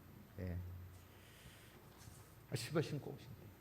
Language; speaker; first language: Korean; native; Korean